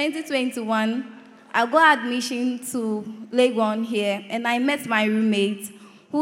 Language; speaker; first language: English; non-native, local second language; Akan